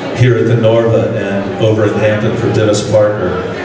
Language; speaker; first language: English; native; English